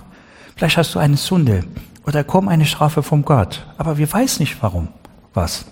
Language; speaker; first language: German; non-native, learner; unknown